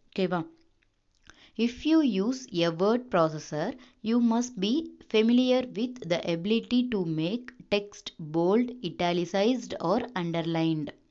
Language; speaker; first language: English; non-native, local second language; Tamil